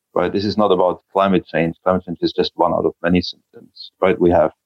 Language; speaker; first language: English; non-native, fluent; German